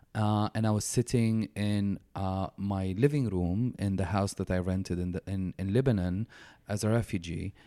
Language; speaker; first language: English; non-native, fluent; Arabic